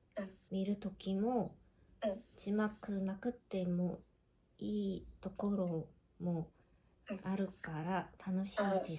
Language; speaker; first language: Japanese; non-native, learner; Korean